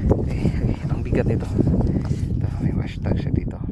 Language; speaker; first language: Filipino; native; Filipino